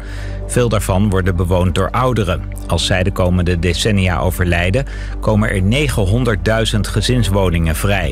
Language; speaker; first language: Dutch; native; Dutch